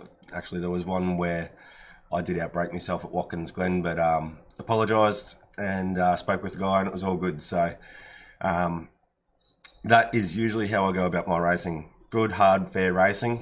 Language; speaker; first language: English; native; English